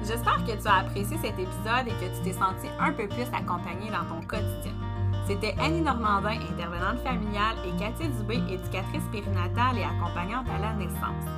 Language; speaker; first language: French; native; French